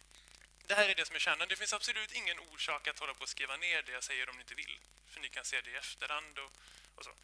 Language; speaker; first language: Swedish; native; Swedish